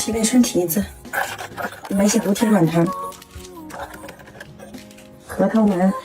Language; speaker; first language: Chinese; native; Chinese